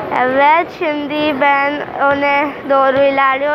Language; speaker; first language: Turkish; non-native, learner; Urdu